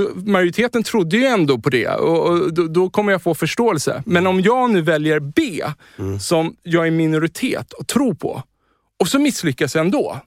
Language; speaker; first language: Swedish; native; Swedish